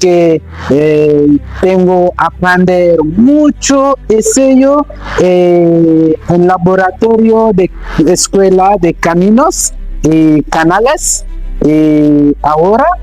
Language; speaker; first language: Spanish; non-native, learner; French